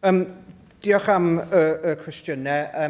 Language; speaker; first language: Welsh; native; Welsh